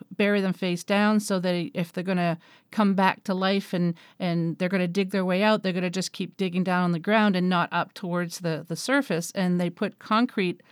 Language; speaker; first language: English; native; English